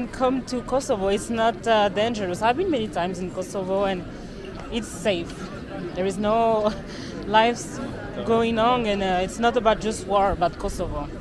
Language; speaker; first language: English; non-native, learner; French